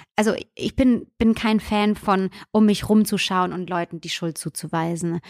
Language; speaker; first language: German; native; German